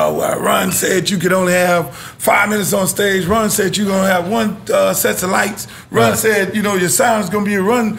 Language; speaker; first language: English; native; English